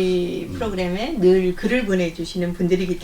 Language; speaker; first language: Korean; native; Korean